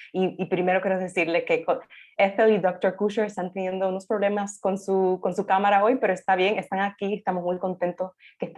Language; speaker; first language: Spanish; early bilingual, heritage; English